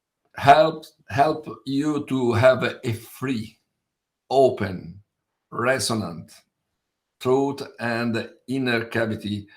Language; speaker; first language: English; non-native, fluent; Italian